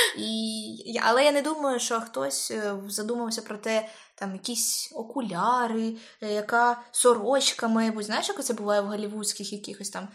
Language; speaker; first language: Ukrainian; native; Ukrainian